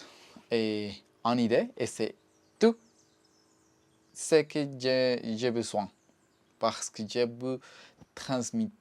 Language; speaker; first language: French; non-native, learner; Spanish